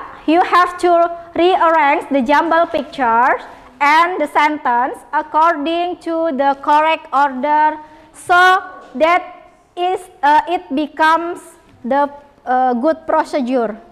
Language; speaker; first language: English; non-native, fluent; Indonesian